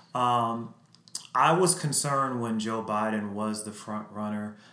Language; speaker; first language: English; native; English